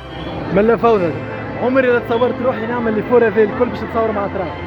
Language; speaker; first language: Arabic; native; Arabic